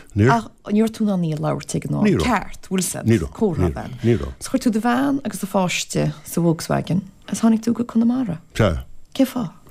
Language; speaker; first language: Irish; native; Irish